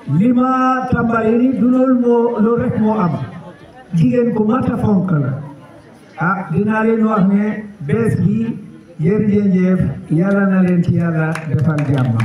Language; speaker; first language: Wolof; non-native, local second language; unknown